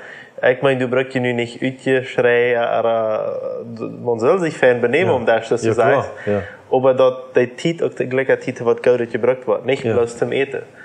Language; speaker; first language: German; non-native, learner; Plautdietsch